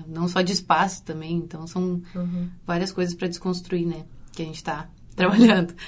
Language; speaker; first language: Portuguese; native; Portuguese